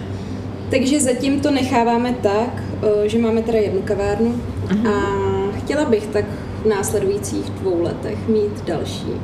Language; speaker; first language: Czech; native; Czech